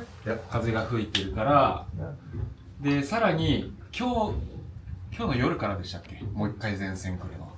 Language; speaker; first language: Japanese; native; Japanese